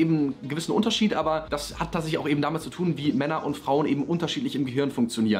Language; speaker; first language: German; native; German